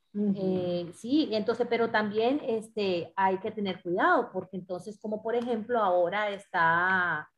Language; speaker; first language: Spanish; native; Spanish